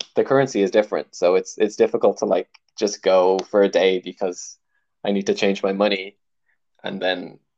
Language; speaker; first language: English; native; English